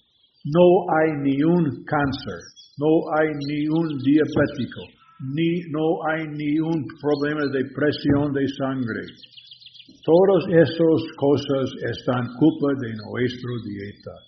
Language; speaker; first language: Spanish; non-native, learner; English